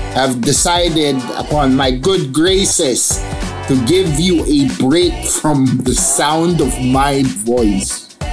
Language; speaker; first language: English; non-native, local second language; Filipino